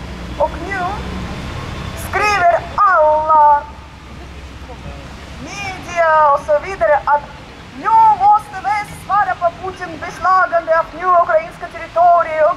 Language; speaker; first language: Swedish; non-native, learner; Russian